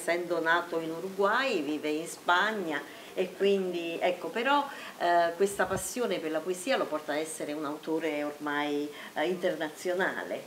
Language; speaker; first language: Italian; native; Italian